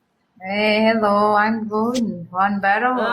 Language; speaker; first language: English; non-native, learner; Portuguese